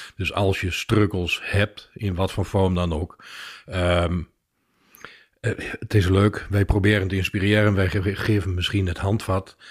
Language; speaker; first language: Dutch; native; Dutch